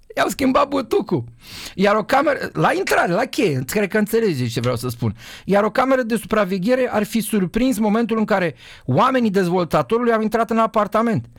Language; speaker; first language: Romanian; native; Romanian